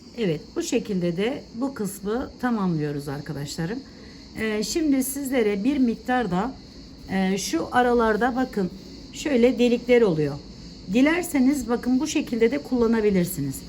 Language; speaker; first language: Turkish; native; Turkish